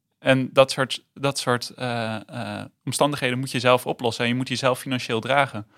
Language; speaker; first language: Dutch; native; Dutch